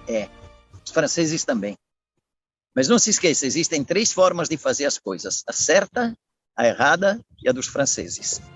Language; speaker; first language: Portuguese; early bilingual, other home language; Italian